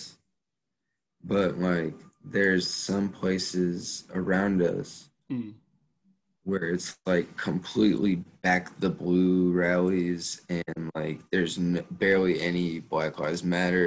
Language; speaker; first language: English; native; English